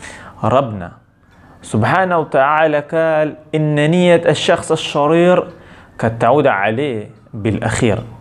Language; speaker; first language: Arabic; non-native, local second language; Hebrew